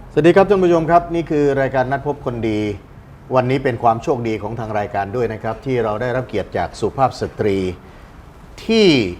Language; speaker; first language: Thai; native; Thai